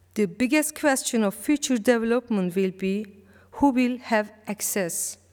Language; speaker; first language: English; non-native, learner; Turkish